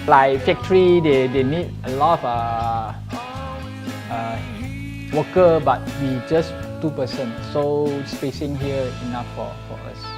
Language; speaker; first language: English; non-native, local second language; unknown